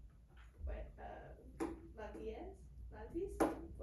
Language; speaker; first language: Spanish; non-native, learner; English